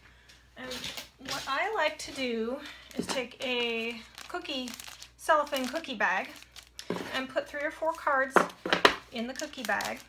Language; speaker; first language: English; native; English